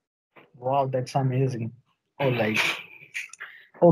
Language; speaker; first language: English; non-native, learner; Hindi